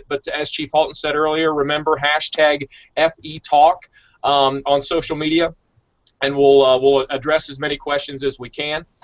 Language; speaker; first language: English; native; English